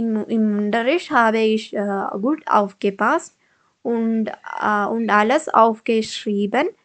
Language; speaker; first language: German; non-native, learner; Malayalam